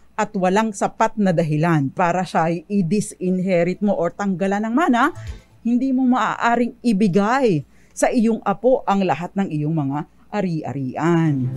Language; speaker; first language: Filipino; native; Filipino